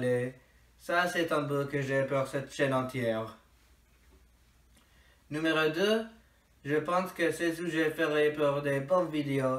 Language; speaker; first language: French; non-native, fluent; English